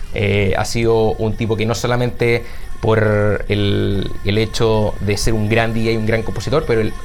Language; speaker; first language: Spanish; native; Spanish